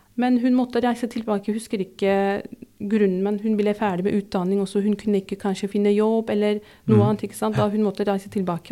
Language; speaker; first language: Norwegian; non-native, fluent; Turkish